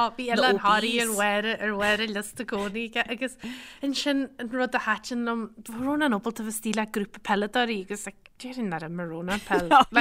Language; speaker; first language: Irish; native; Irish